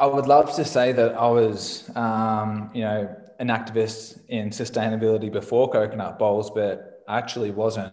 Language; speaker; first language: English; native; English